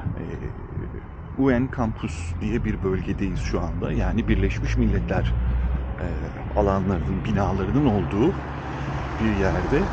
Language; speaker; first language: Turkish; early bilingual, heritage; Turkish